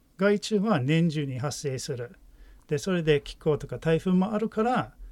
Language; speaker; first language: Japanese; non-native, fluent; English